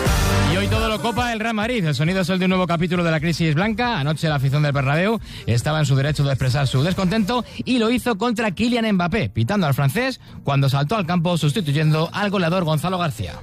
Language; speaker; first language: Spanish; native; Spanish